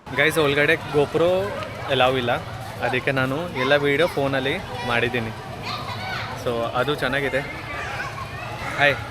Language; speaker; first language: Kannada; non-native, learner; Hindi